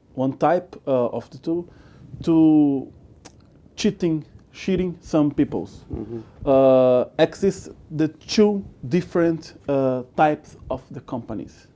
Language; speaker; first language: English; non-native, learner; Portuguese